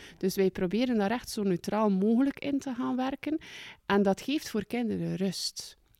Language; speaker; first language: Dutch; native; Dutch